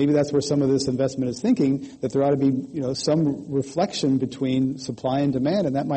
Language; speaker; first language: English; native; English